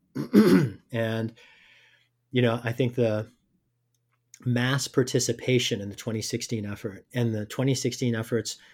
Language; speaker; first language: English; native; English